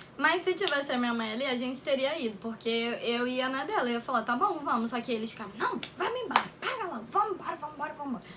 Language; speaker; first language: Portuguese; native; Portuguese